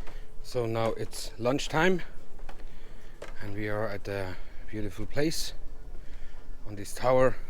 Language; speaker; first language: English; non-native, fluent; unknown